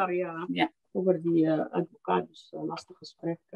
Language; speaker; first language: Dutch; non-native, fluent; Arabic